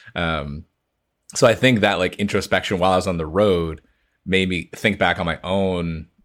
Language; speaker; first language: English; native; English